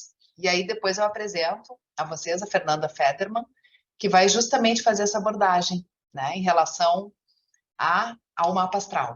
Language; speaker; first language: Portuguese; native; Portuguese